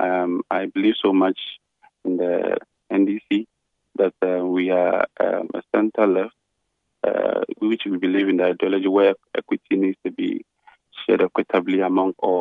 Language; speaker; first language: English; non-native, local second language; Ga